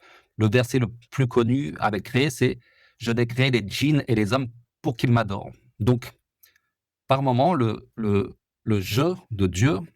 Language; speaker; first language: French; native; French